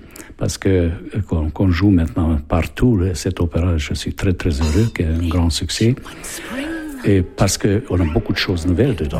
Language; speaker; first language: French; non-native, fluent; Hungarian